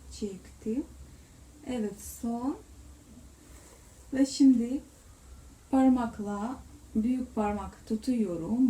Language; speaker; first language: Turkish; non-native, learner; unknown